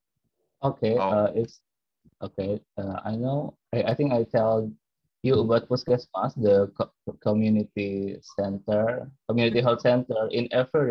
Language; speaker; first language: English; non-native, learner; Indonesian